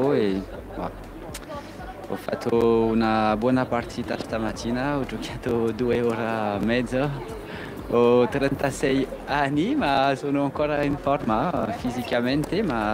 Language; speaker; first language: Italian; non-native, learner; French